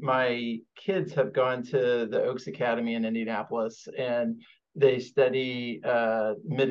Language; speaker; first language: English; native; English